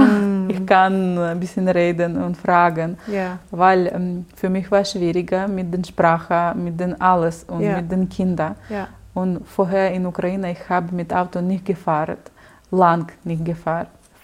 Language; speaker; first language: German; non-native, learner; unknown